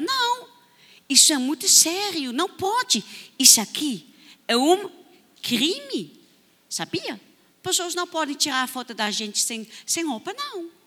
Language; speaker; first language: Portuguese; non-native, fluent; Dutch